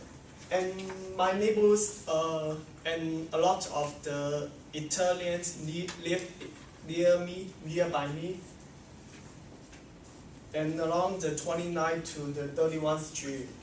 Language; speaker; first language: English; non-native, learner; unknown